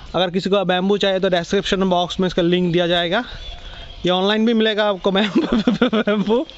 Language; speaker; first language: Hindi; non-native, local second language; Assamese